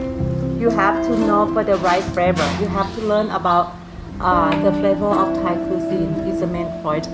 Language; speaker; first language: English; non-native, learner; Thai